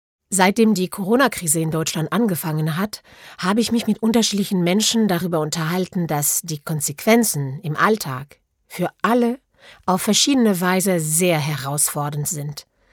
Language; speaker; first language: German; non-native, fluent; French